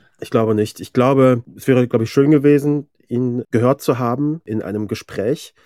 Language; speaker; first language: German; early bilingual, other home language; Persian